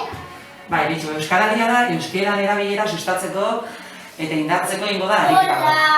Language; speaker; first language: Basque; native; Basque